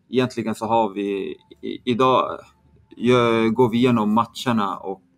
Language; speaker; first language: Swedish; early bilingual, other home language; Kurdish